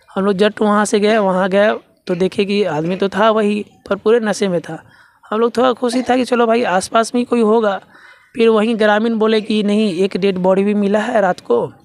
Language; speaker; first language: Hindi; native; Hindi